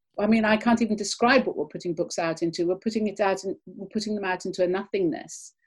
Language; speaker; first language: English; native; English